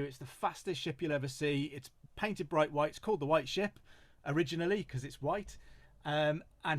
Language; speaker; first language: English; native; English